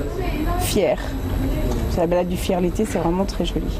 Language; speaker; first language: French; native; French